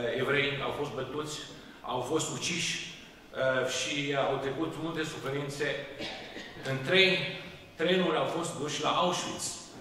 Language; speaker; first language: Romanian; early bilingual, heritage; Romanian